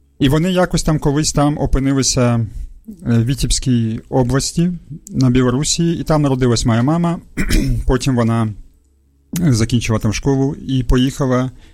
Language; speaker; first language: Ukrainian; early bilingual, other home language; Russian